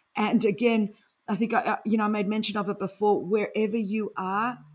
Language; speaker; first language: English; non-native, local second language; Greek